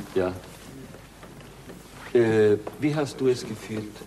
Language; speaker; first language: German; non-native, fluent; Swedish